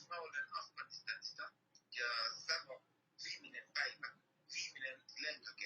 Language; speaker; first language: Finnish; non-native, learner; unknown